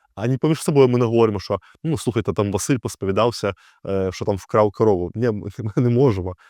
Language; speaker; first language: Ukrainian; native; Ukrainian